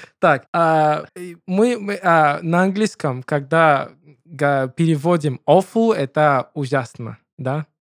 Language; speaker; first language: Russian; non-native, learner; English